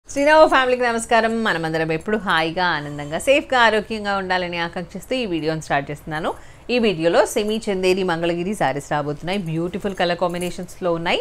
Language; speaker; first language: Telugu; native; Telugu